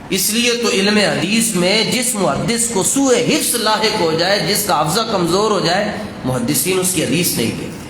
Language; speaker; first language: Urdu; non-native, local second language; Punjabi